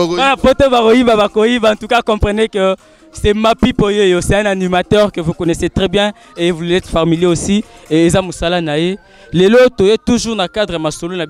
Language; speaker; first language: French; non-native, local second language; Lingala